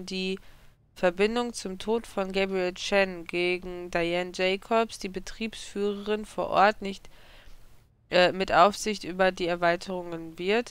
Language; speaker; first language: German; native; German